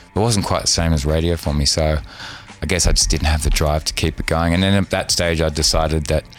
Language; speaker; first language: English; native; English